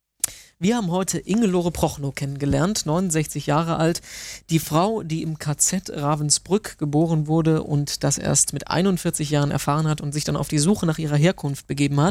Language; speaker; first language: German; native; German